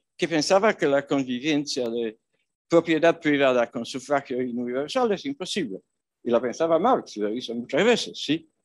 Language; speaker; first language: Spanish; non-native, fluent; Polish